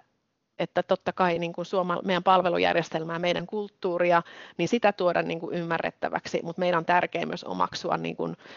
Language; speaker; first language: Finnish; native; Finnish